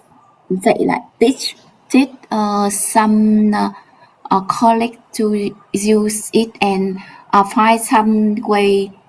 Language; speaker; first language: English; non-native, learner; Vietnamese